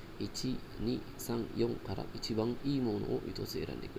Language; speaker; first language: Japanese; non-native, learner; Indonesian